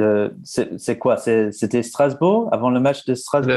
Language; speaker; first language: French; non-native, fluent; English